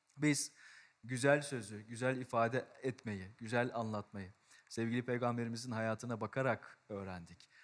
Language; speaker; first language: Turkish; native; Turkish